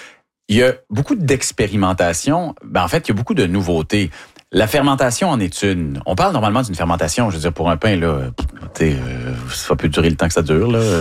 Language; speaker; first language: French; native; French